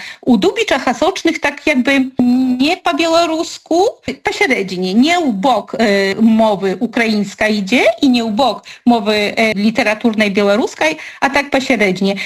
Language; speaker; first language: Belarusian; native; Belarusian